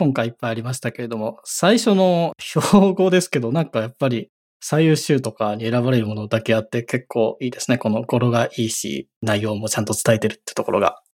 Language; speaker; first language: Japanese; native; Japanese